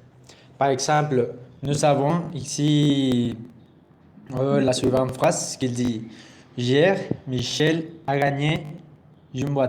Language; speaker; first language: French; non-native, learner; Spanish